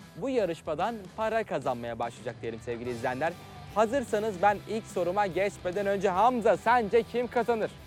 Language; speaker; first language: Turkish; native; Turkish